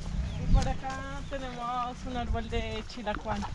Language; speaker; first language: Spanish; native; Spanish